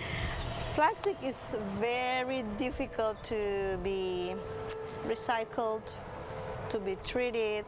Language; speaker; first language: English; non-native, fluent; Indonesian